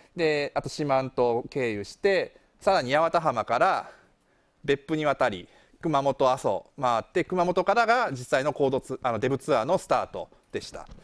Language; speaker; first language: Japanese; native; Japanese